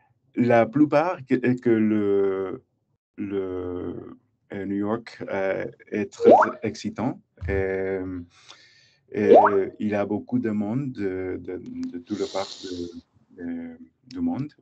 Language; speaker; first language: French; non-native, learner; English